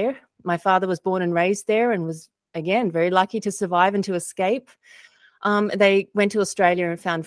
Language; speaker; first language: English; native; English